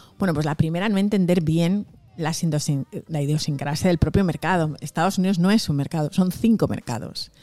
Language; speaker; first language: Spanish; early bilingual, other home language; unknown